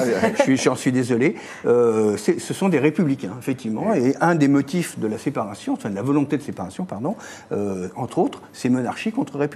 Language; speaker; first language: French; native; French